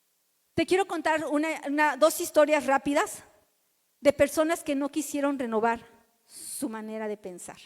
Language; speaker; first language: Spanish; native; Spanish